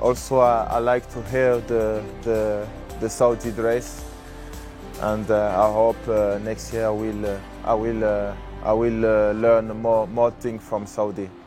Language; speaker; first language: English; non-native, learner; French